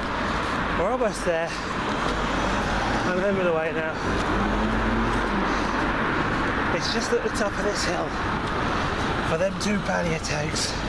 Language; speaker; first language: English; native; English